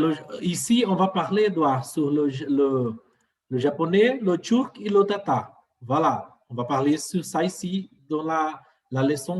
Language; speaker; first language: French; non-native, fluent; Portuguese